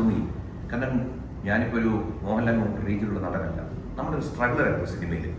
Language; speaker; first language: Malayalam; native; Malayalam